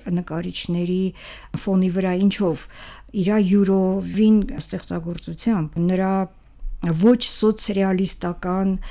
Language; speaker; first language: Armenian; native; Armenian